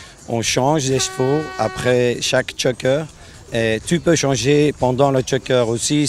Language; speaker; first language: French; non-native, fluent; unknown